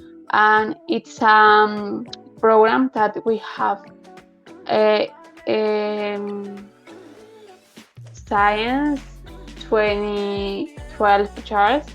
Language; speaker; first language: English; non-native, learner; Spanish